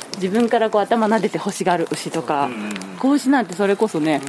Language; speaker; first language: Japanese; native; Japanese